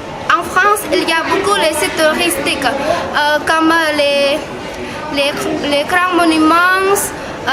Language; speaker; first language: French; non-native, learner; Khmer